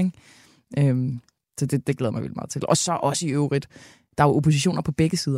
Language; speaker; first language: Danish; native; Danish